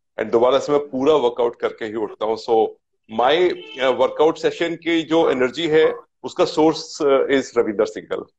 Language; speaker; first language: Hindi; native; Hindi